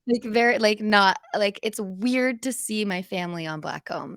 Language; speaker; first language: English; native; English